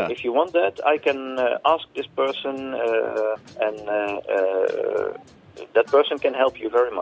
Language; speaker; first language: English; non-native, fluent; Dutch